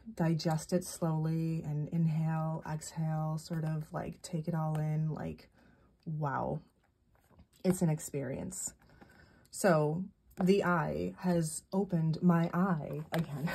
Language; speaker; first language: English; native; English